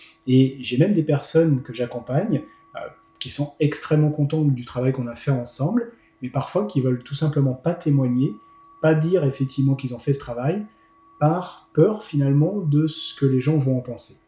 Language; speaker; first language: French; native; French